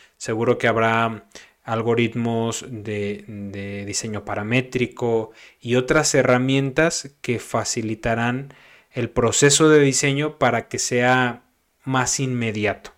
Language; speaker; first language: Spanish; native; Spanish